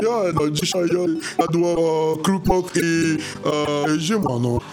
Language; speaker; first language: Polish; non-native, learner; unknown